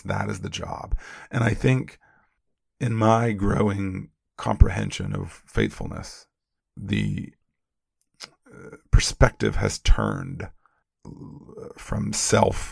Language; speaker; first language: English; native; English